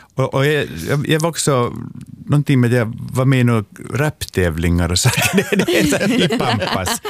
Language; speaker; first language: Swedish; native; Swedish